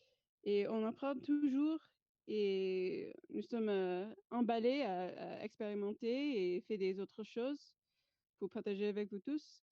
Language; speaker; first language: French; non-native, fluent; English